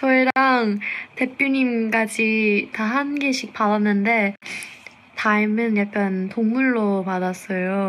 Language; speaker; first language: Korean; non-native, fluent; English